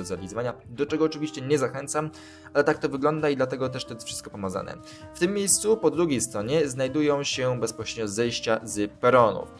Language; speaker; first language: Polish; native; Polish